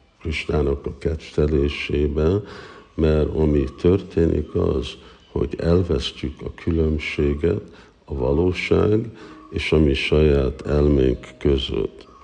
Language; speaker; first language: Hungarian; early bilingual, heritage; Hungarian